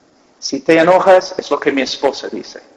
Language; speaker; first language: Spanish; non-native, fluent; English